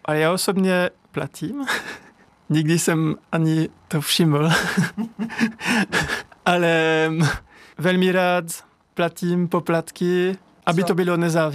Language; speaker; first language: Czech; non-native, fluent; French